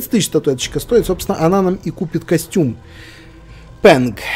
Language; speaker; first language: Russian; native; Russian